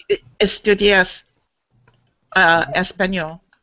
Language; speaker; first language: Spanish; non-native, learner; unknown